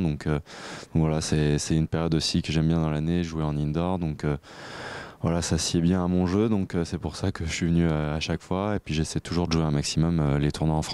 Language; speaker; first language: French; native; French